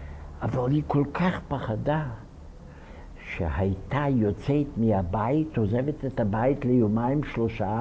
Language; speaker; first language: Hebrew; non-native, fluent; Ukrainian